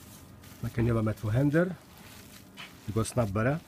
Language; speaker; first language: Swedish; non-native, learner; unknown